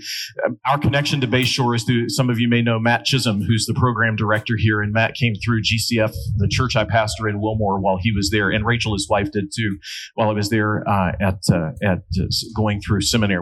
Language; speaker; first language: English; native; English